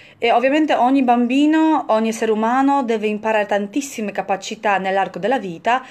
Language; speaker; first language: Italian; non-native, fluent; Polish